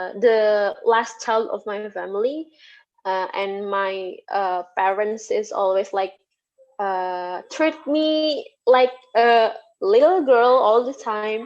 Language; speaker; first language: English; non-native, fluent; Indonesian